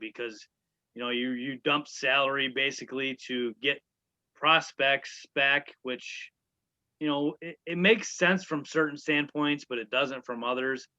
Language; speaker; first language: English; native; English